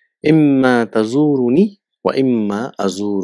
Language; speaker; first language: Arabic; non-native, fluent; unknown